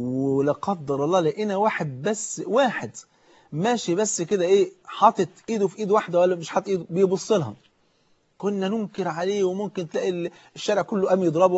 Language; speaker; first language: Arabic; native; Arabic